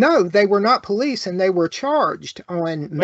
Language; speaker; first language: English; native; English